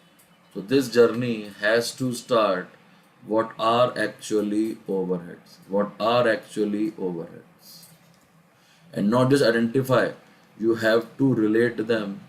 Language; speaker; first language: English; non-native, local second language; Hindi